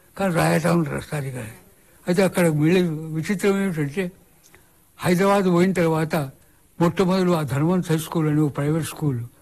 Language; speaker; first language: Telugu; non-native, local second language; Marathi